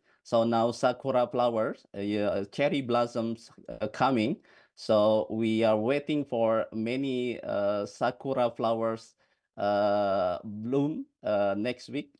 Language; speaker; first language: English; non-native, fluent; Indonesian